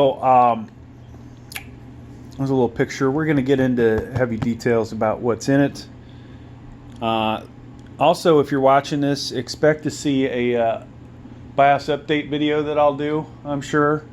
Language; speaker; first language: English; native; English